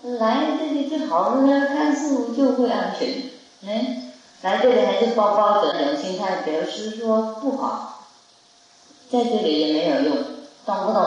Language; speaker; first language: Chinese; non-native, fluent; Vietnamese